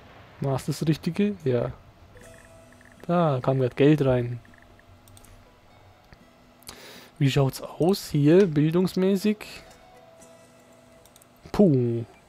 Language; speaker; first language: German; native; German